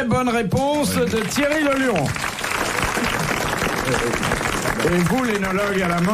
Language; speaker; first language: French; native; French